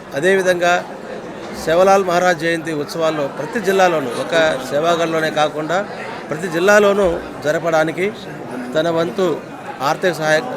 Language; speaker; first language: Telugu; non-native, local second language; Lambadi